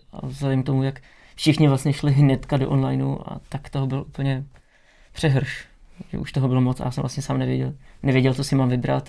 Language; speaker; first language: Czech; native; Czech